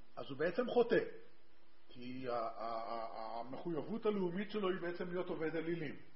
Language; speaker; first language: Hebrew; native; Hebrew